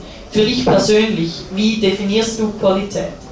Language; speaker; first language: German; native; German